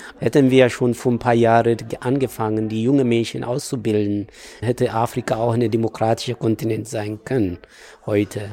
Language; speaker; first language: German; non-native, fluent; Amharic